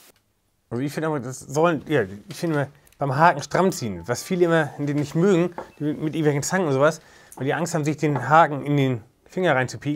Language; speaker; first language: German; native; German